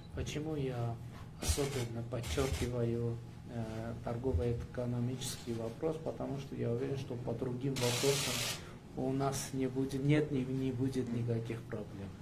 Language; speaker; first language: Russian; non-native, local second language; Armenian